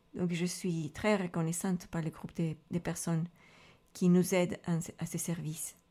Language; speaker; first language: French; non-native, fluent; Spanish